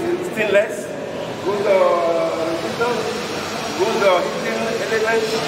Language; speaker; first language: English; non-native, learner; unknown